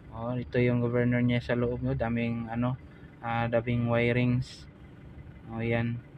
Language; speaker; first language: Filipino; non-native, local second language; Cebuano